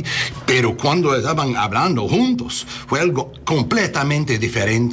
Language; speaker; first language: Spanish; non-native, learner; English